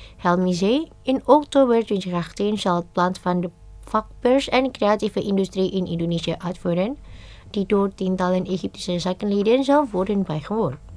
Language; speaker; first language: Dutch; non-native, fluent; Indonesian